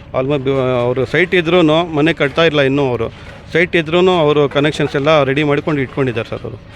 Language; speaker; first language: Kannada; non-native, local second language; Urdu